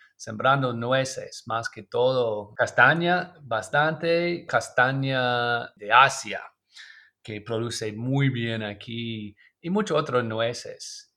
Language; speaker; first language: Spanish; non-native, learner; English